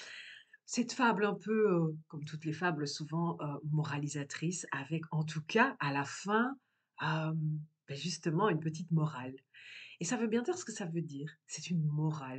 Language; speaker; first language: French; native; French